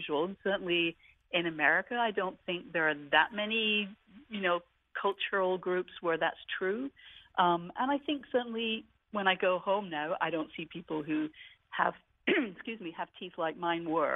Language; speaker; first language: English; native; English